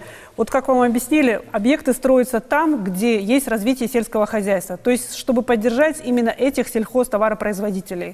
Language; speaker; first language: Russian; native; Russian